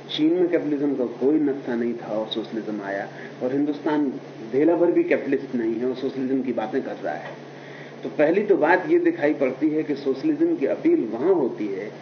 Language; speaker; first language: Hindi; native; Hindi